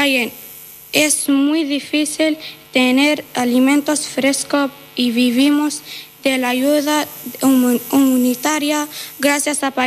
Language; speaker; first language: Spanish; non-native, fluent; Arabic